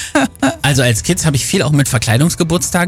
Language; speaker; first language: German; native; German